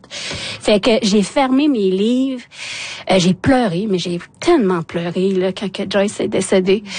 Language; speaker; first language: French; non-native, local second language; Innu-aimun